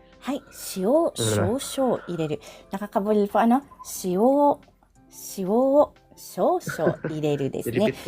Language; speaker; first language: Japanese; non-native, fluent; Filipino